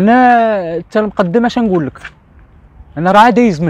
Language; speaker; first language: Arabic; native; Arabic